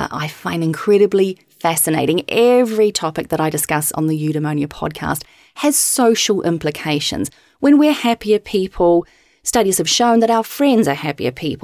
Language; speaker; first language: English; native; English